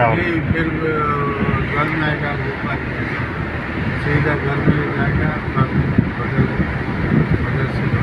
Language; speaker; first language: Hindi; non-native, learner; Nepali